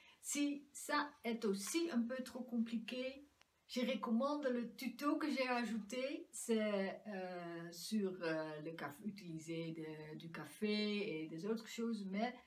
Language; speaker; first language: French; non-native, fluent; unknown